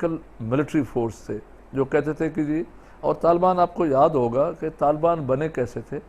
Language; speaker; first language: Urdu; non-native, local second language; Sindhi